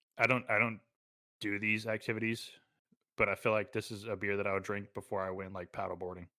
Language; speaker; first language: English; native; English